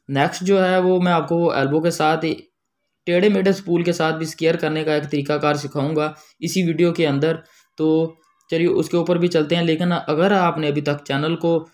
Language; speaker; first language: Hindi; native; Hindi